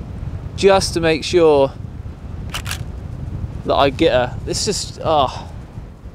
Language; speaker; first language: English; native; English